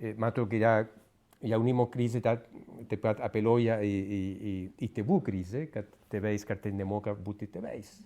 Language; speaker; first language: Lithuanian; non-native, fluent; Spanish